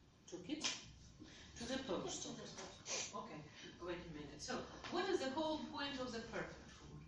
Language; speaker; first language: English; non-native, fluent; Ukrainian